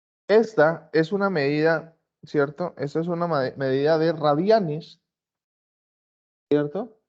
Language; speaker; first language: Spanish; native; Spanish